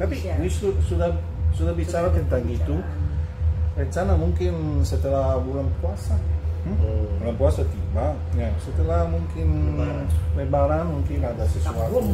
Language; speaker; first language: Indonesian; non-native, learner; English